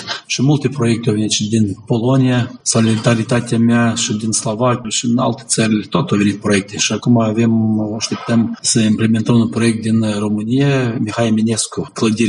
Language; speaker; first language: Romanian; non-native, local second language; Gagauz